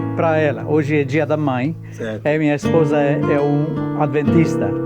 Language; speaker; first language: Portuguese; non-native, learner; English